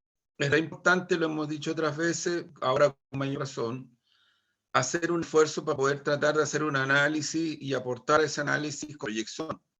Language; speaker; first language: Spanish; native; Spanish